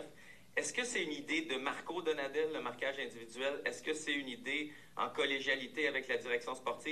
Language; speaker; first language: French; native; French